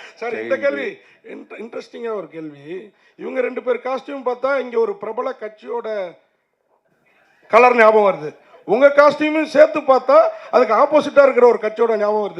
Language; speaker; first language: Tamil; native; Tamil